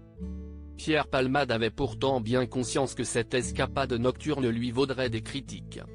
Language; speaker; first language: French; native; French